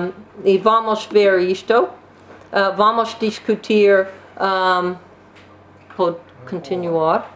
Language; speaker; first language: Portuguese; non-native, learner; English